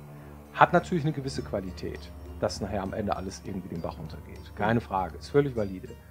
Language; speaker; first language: German; native; German